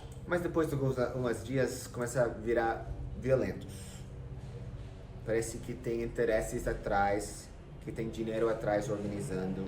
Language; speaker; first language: Portuguese; non-native, fluent; English